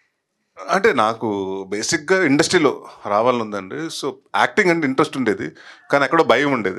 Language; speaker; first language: Telugu; native; Telugu